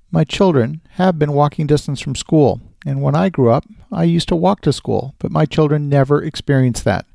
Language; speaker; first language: English; native; English